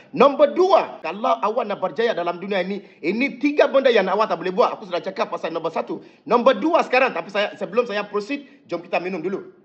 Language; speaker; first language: Malay; non-native, fluent; Yoruba